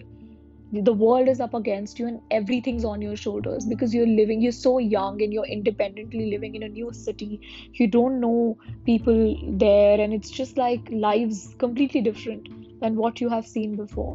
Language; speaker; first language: English; non-native, local second language; Hindi